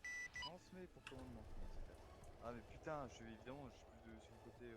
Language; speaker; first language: French; native; French